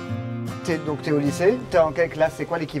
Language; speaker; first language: French; native; French